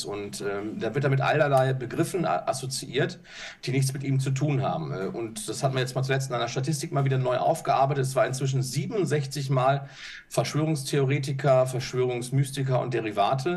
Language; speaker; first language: German; native; German